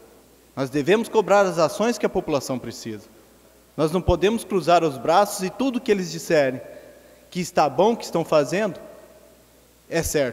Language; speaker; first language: Portuguese; native; Portuguese